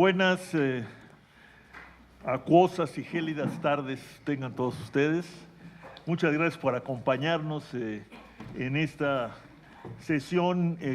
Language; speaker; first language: Spanish; native; Spanish